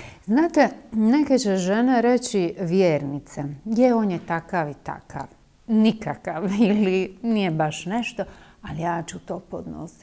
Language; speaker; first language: Croatian; native; Croatian